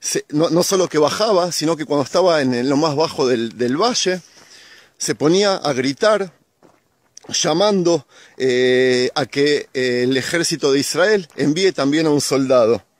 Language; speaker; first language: Spanish; native; Spanish